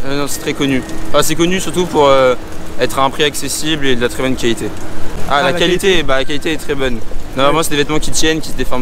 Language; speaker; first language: French; native; French